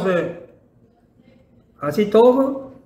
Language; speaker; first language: Spanish; non-native, learner; Japanese